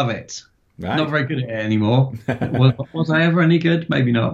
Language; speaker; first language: English; native; English